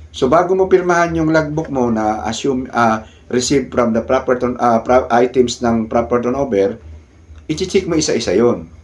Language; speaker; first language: Filipino; non-native, local second language; Cebuano